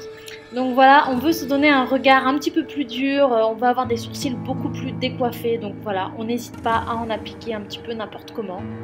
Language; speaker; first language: French; native; French